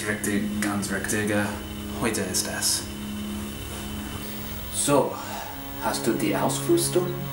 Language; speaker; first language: German; non-native, learner; English